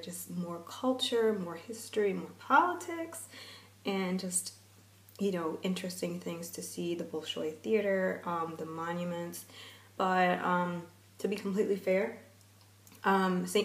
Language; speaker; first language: English; native; English